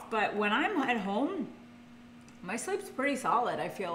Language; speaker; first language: English; native; English